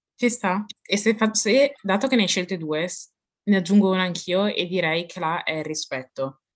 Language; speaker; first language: Italian; early bilingual, other home language; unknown